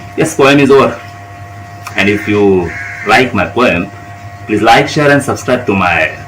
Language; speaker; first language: English; non-native, local second language; Marathi